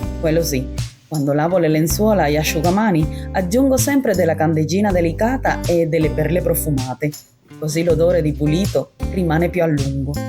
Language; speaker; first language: Italian; non-native, fluent; Spanish